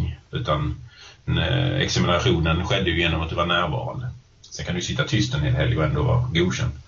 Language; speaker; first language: Swedish; native; Swedish